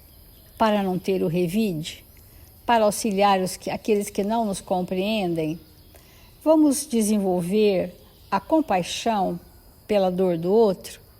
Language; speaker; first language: Portuguese; native; Portuguese